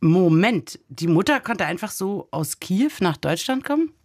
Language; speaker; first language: German; native; German